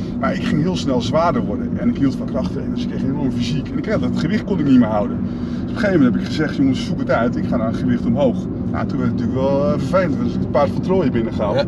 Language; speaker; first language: Dutch; native; Dutch